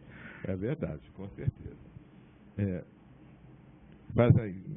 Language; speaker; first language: Portuguese; native; Portuguese